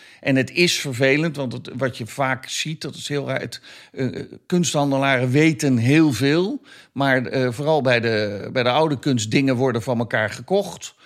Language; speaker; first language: Dutch; native; Dutch